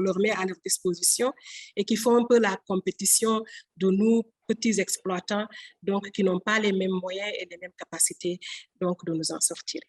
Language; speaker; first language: French; non-native, local second language; Wolof